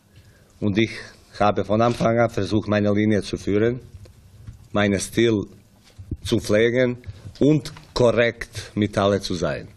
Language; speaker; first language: German; non-native, fluent; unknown